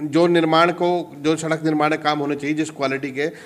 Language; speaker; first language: Hindi; native; Hindi